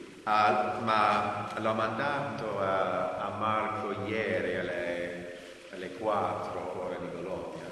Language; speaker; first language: Italian; non-native, fluent; English